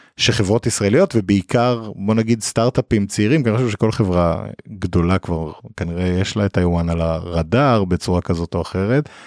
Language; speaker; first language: Hebrew; native; Hebrew